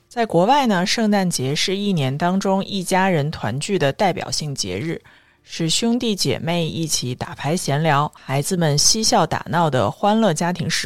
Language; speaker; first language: Chinese; native; Chinese